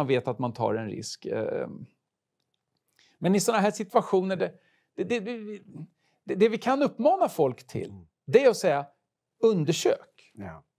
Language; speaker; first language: Swedish; native; Swedish